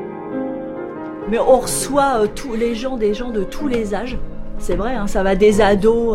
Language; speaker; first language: French; native; French